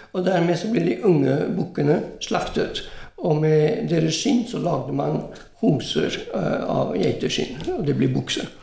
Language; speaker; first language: Norwegian; non-native, fluent; French